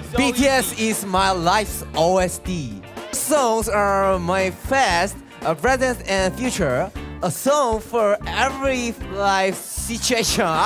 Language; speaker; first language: English; non-native, learner; Korean